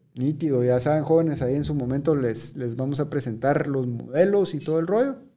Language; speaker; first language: Spanish; native; Spanish